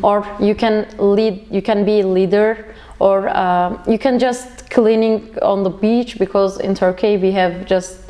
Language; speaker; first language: English; non-native, learner; Turkish